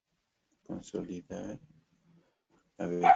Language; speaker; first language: Spanish; native; Spanish